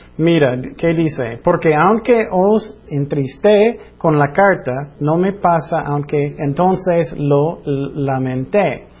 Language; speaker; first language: Spanish; non-native, fluent; English